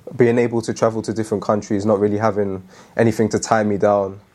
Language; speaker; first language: English; native; English